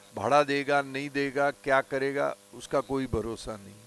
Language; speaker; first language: Hindi; non-native, local second language; Marathi